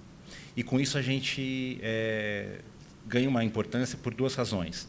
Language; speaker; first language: Portuguese; native; Portuguese